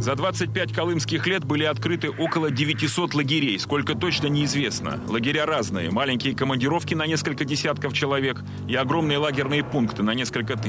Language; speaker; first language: Russian; native; Russian